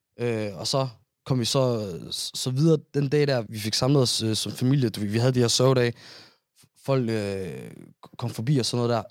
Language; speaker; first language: Danish; early bilingual, other home language; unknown